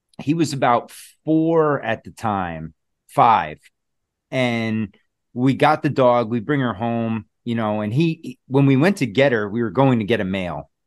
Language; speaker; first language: English; native; English